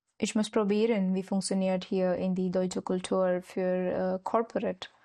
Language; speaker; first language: German; non-native, learner; Marathi